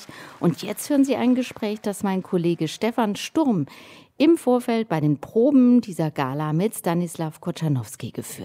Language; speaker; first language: German; native; German